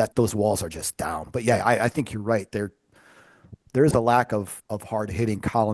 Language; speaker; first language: English; native; English